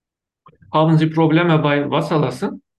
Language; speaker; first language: German; non-native, learner; Turkish